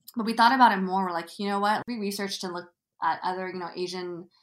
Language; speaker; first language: English; native; English